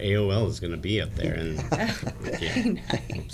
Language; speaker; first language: English; native; English